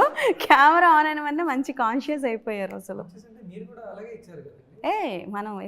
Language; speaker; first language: Telugu; native; Telugu